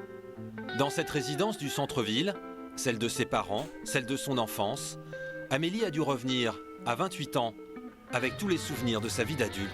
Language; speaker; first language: French; native; French